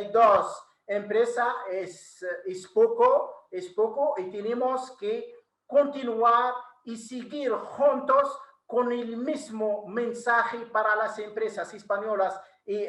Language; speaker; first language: Spanish; non-native, fluent; Arabic